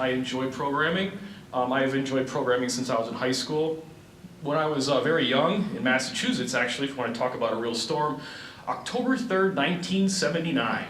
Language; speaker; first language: English; native; English